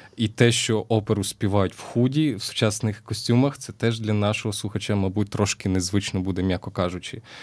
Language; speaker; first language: Ukrainian; native; Ukrainian